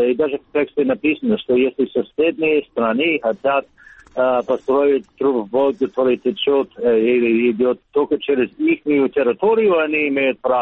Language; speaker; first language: Russian; non-native, learner; English